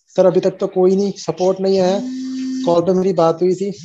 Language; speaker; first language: Hindi; native; Hindi